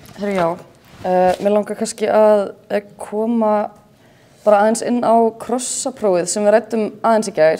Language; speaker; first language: Icelandic; native; Icelandic